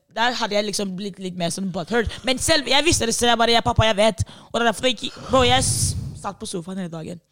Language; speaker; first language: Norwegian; non-native, fluent; English